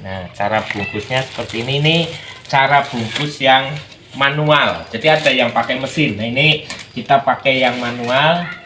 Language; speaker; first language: Indonesian; non-native, local second language; Javanese